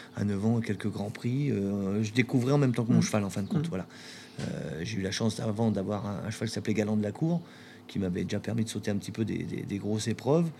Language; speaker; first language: French; native; French